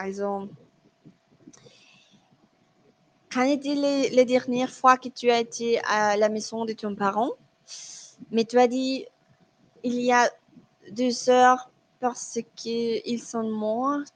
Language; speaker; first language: French; non-native, learner; Spanish